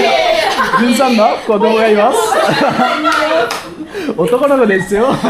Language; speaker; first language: Japanese; non-native, learner; Sinhala